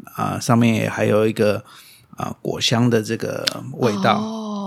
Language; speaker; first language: Chinese; non-native, fluent; German